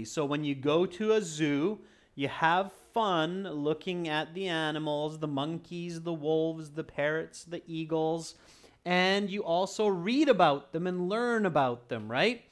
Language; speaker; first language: English; native; English